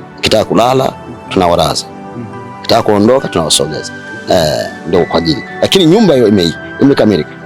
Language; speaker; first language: Swahili; non-native, local second language; Rundi